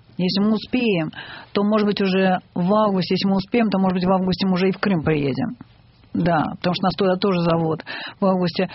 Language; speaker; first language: Russian; native; Russian